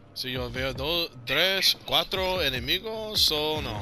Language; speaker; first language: Spanish; early bilingual, heritage; English